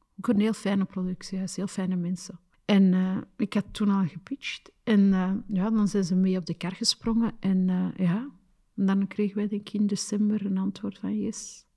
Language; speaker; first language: Dutch; early bilingual, other home language; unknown